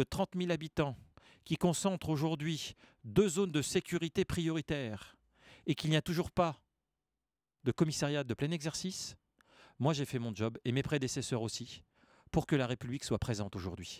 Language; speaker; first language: French; native; French